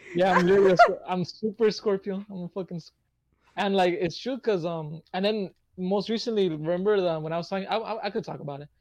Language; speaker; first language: English; native; English